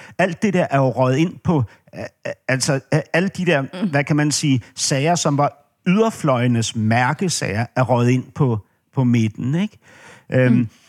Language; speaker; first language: Danish; native; Danish